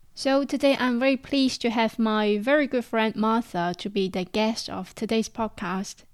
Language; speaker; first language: English; non-native, fluent; Chinese